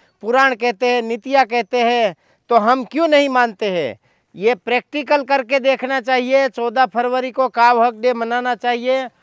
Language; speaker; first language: Hindi; non-native, local second language; Gujarati